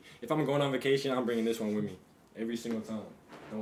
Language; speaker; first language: English; native; English